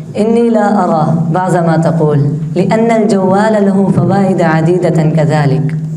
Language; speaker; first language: Arabic; non-native, learner; Urdu